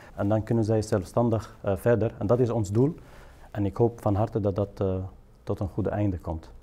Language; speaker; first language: Dutch; non-native, fluent; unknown